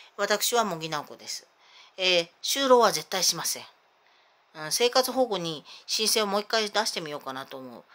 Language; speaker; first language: Japanese; native; Japanese